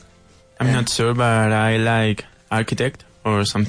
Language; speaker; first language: English; non-native, learner; Spanish